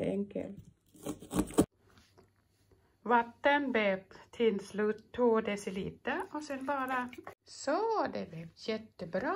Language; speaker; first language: Swedish; non-native, fluent; Thai